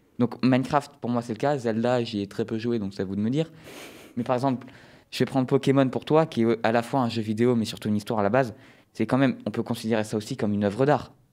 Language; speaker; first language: French; native; French